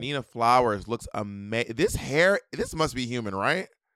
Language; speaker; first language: English; native; English